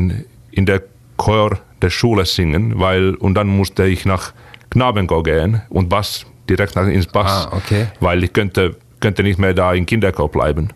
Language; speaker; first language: German; non-native, fluent; Finnish